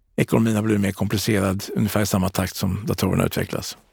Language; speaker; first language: Swedish; native; Swedish